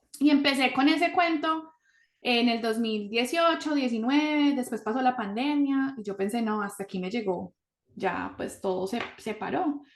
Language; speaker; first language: Spanish; early bilingual, heritage; Spanish